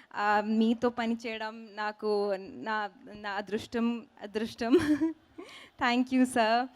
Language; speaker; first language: Telugu; non-native, local second language; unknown